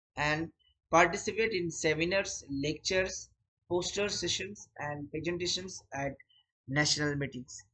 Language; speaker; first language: English; non-native, local second language; Bangla